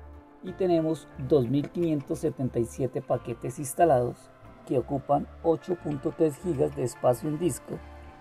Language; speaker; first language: Spanish; native; Spanish